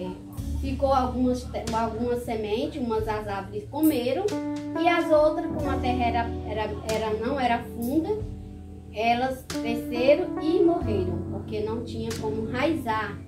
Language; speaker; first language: Portuguese; native; Portuguese